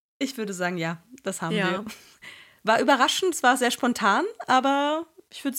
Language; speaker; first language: German; native; German